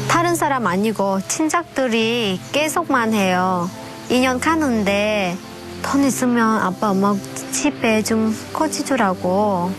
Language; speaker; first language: Korean; non-native, learner; Vietnamese